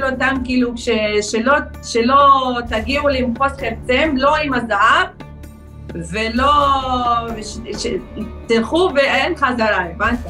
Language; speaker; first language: Hebrew; non-native, fluent; Arabic